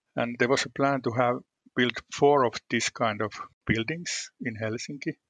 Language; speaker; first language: English; non-native, fluent; Finnish